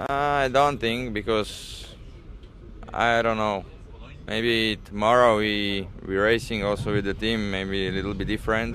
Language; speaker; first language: English; non-native, learner; Slovak